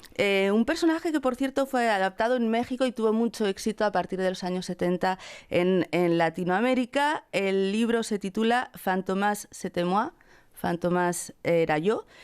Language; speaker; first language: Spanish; native; Spanish